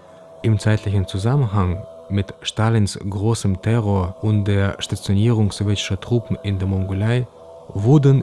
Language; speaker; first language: German; native; German